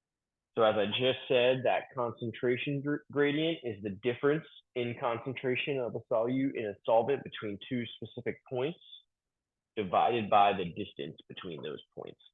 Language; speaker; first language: English; native; English